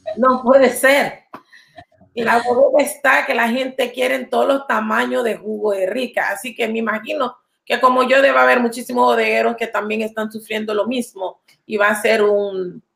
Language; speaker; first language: Spanish; native; Spanish